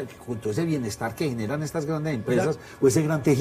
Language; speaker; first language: Spanish; native; Spanish